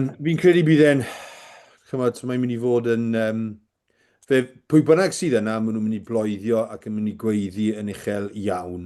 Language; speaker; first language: Welsh; native; Welsh